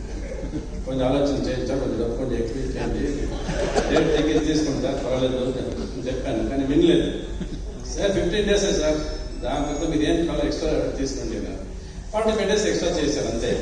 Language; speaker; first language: Telugu; non-native, local second language; Kannada